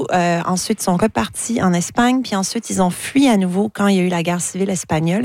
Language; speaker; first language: French; native; French